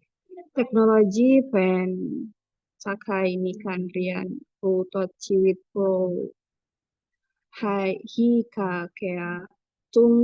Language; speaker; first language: Thai; non-native, learner; Indonesian